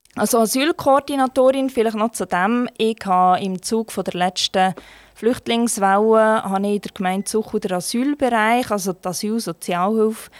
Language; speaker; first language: German; non-native, fluent; Turkish